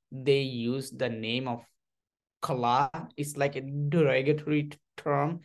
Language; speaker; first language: English; non-native, learner; Rohingya